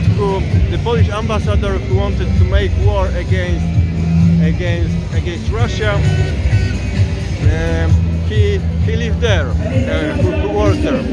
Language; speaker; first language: English; non-native, fluent; Polish